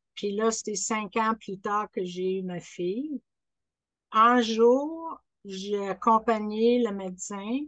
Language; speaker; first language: French; non-native, fluent; English